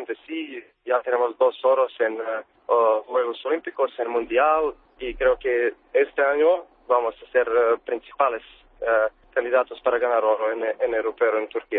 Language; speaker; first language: Spanish; non-native, fluent; Serbian